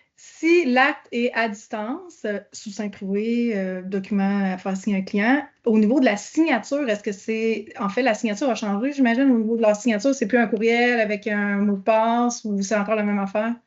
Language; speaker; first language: French; native; French